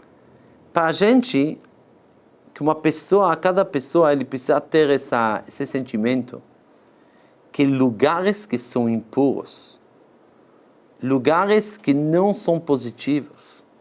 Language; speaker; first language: Portuguese; non-native, fluent; Hebrew